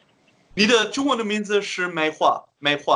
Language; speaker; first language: Chinese; non-native, learner; Dutch